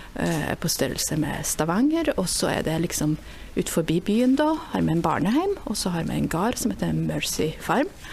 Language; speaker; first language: Norwegian; native; Norwegian